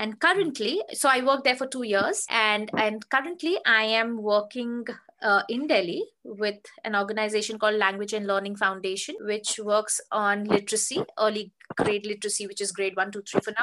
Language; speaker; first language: English; non-native, local second language; Hindi